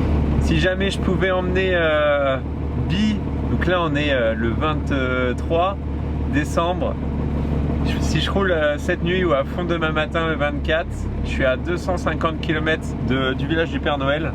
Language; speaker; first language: French; native; French